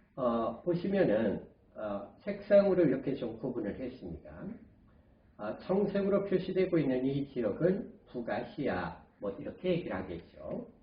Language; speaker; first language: Korean; native; Korean